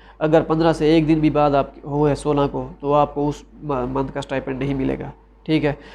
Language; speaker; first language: Urdu; non-native, local second language; Saraiki